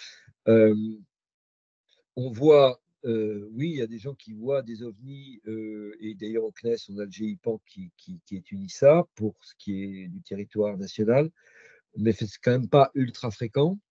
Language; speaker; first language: French; native; French